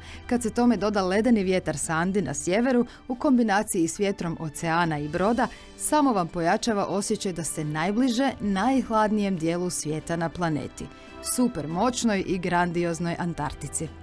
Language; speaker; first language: Croatian; native; Croatian